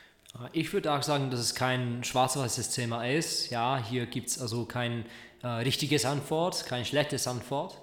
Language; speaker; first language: German; non-native, learner; Czech